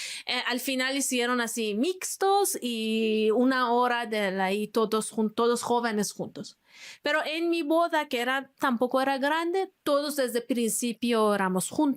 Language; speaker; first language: Spanish; non-native, fluent; Persian